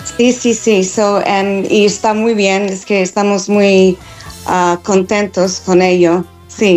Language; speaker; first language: Spanish; non-native, fluent; English